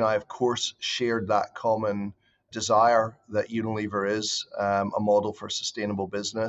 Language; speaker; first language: English; native; English